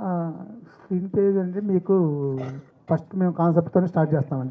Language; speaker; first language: Telugu; native; Telugu